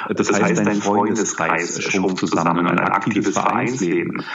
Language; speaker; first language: German; native; German